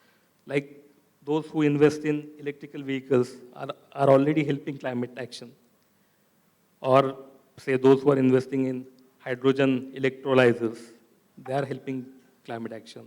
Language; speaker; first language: English; non-native, local second language; Marathi